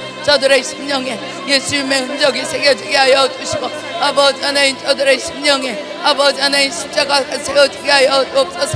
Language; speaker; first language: Korean; native; Korean